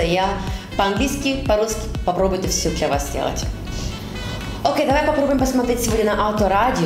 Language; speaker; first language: Russian; early bilingual, heritage; Russian